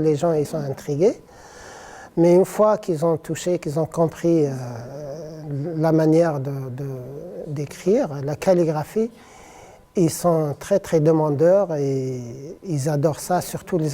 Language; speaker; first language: French; non-native, local second language; Arabic